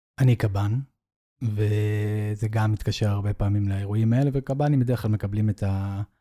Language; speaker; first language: Hebrew; native; Hebrew